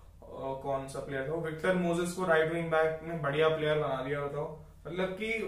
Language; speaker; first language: Hindi; native; Hindi